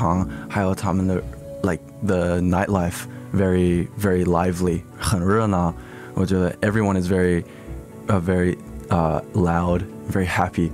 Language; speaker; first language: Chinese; early bilingual, heritage; English